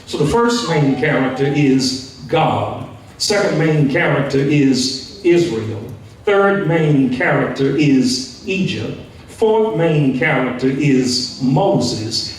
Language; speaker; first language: English; native; English